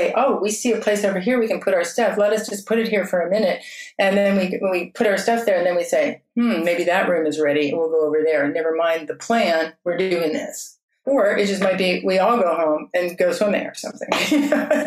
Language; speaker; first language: English; native; English